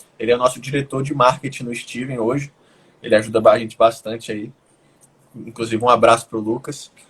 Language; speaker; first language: Portuguese; native; Portuguese